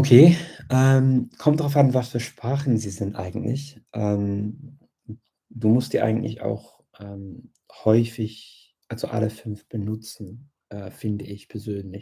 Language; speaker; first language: German; non-native, fluent; English